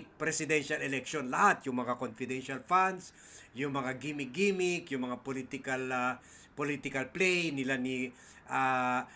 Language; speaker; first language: Filipino; non-native, local second language; Chavacano